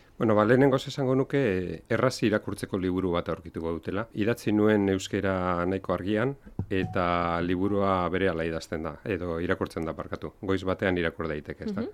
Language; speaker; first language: Basque; non-native, local second language; Spanish